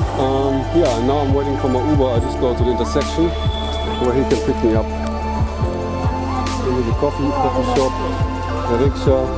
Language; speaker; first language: English; non-native, fluent; German